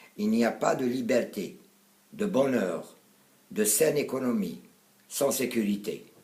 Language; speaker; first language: French; non-native, local second language; Arabic